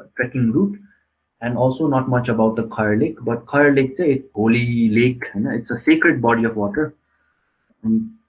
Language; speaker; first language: English; non-native, local second language; Nepali